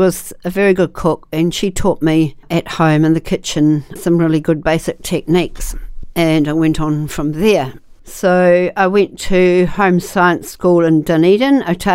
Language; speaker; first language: English; native; English